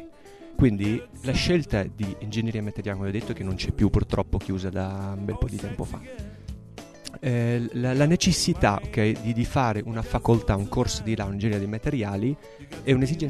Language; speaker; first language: Italian; non-native, fluent; Arabic